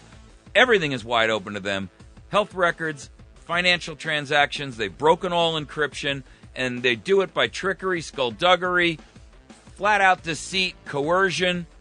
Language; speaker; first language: English; native; English